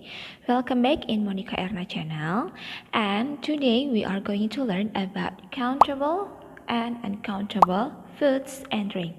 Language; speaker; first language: English; non-native, fluent; Indonesian